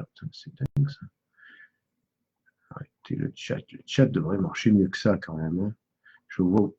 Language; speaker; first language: French; native; French